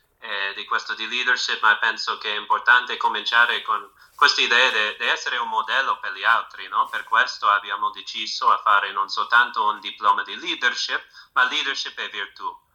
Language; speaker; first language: Italian; non-native, fluent; English